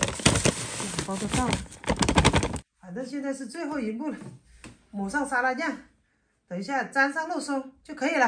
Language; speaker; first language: Chinese; native; Chinese